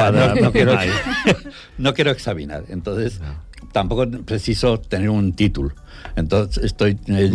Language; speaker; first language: Catalan; non-native, local second language; Spanish